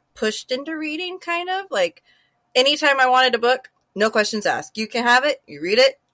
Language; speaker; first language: English; native; English